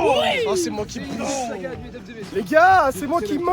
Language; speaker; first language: French; native; French